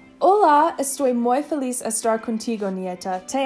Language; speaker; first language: Spanish; non-native, learner; English